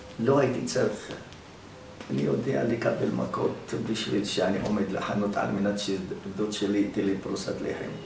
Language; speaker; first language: Hebrew; early bilingual, other home language; Arabic